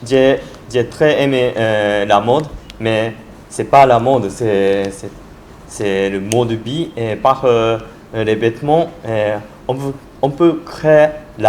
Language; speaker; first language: French; non-native, learner; Japanese